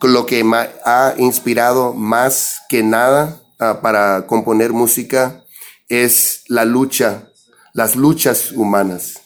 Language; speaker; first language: Spanish; early bilingual, heritage; English